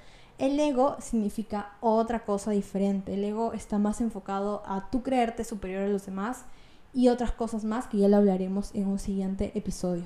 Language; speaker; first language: Spanish; native; Spanish